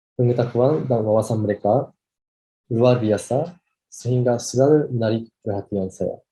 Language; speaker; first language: Indonesian; non-native, fluent; Japanese